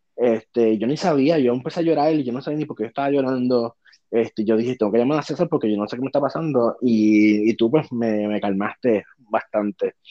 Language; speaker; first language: Spanish; native; Spanish